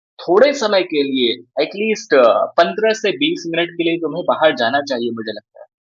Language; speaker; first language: Hindi; native; Hindi